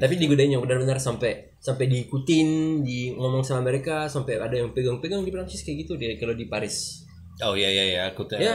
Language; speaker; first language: Indonesian; non-native, learner; French